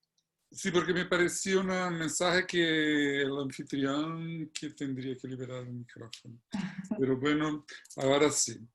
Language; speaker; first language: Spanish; non-native, fluent; Portuguese